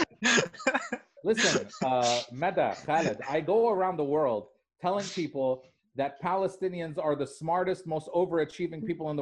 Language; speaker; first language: English; native; English